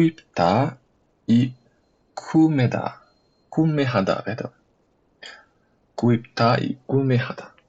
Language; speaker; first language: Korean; non-native, fluent; Portuguese